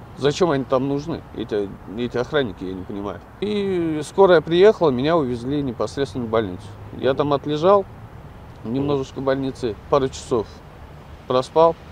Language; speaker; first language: Russian; native; Russian